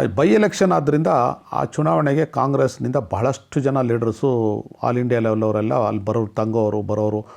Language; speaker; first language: Kannada; non-native, local second language; Telugu